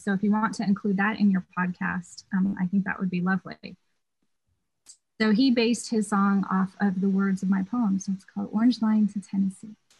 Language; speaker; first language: English; native; English